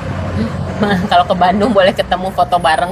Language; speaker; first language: Indonesian; native; Indonesian